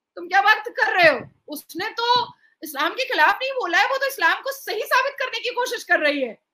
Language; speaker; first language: Hindi; native; Hindi